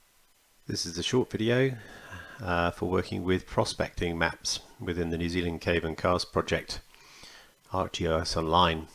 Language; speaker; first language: English; native; English